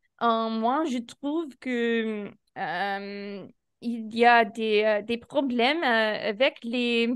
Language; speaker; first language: French; non-native, fluent; English